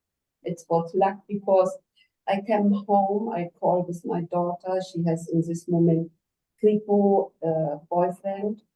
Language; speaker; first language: English; non-native, learner; German